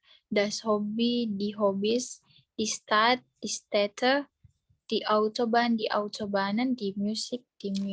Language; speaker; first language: German; non-native, learner; Indonesian